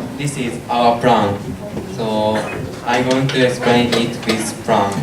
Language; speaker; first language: English; non-native, learner; Japanese